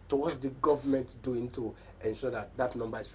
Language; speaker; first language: English; native; English